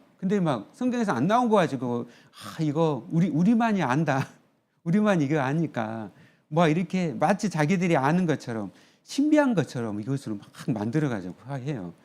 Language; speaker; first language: Korean; native; Korean